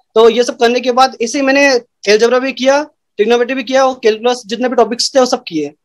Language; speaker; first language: Hindi; native; Hindi